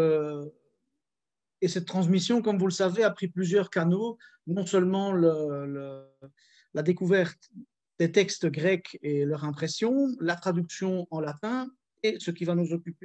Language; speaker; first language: French; native; French